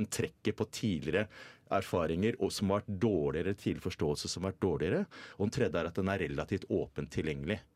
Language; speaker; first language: Norwegian; native; Norwegian